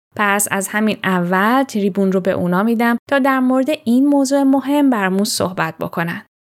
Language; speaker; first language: Persian; native; Persian